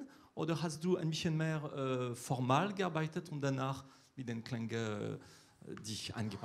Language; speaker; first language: German; non-native, fluent; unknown